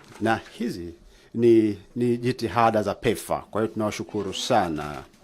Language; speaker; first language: Swahili; native; Swahili